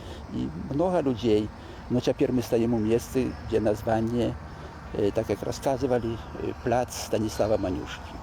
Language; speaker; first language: Polish; non-native, learner; Belarusian